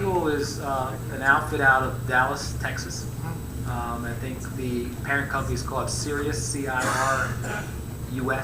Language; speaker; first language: English; native; English